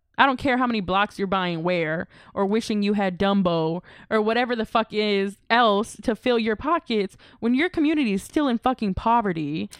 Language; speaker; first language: English; native; English